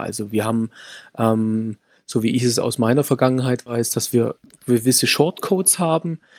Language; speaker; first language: German; native; German